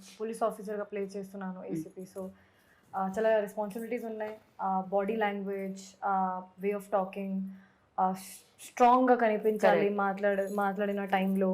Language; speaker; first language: Telugu; non-native, fluent; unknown